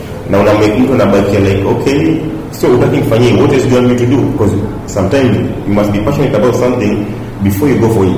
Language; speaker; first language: English; non-native, local second language; Swahili